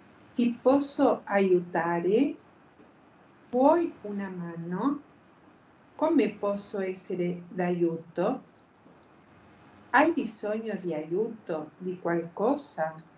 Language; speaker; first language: Italian; non-native, learner; Spanish